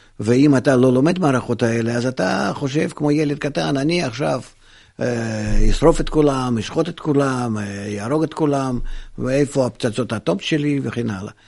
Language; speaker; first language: Hebrew; non-native, fluent; Russian